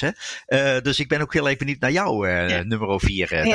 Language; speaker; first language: Dutch; native; Dutch